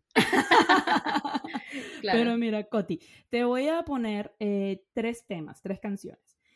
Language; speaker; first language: Spanish; native; Spanish